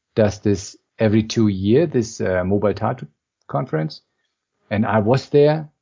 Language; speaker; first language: English; non-native, fluent; German